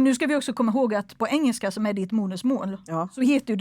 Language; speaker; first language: Swedish; native; Swedish